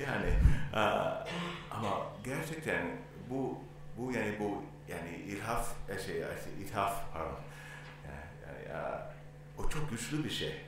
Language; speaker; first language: Turkish; non-native, learner; English